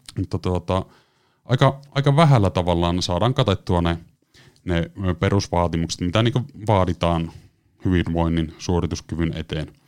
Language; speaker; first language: Finnish; native; Finnish